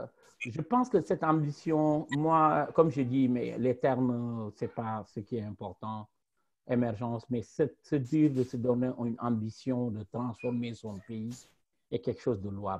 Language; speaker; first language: French; non-native, local second language; Wolof